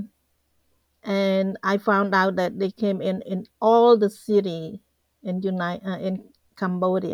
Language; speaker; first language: English; non-native, fluent; Khmer